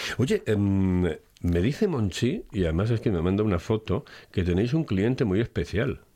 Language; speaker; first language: Spanish; native; Spanish